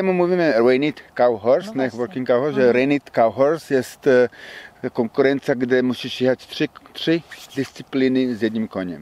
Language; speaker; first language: Polish; non-native, learner; Czech